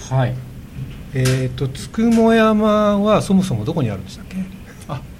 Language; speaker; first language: Japanese; native; Japanese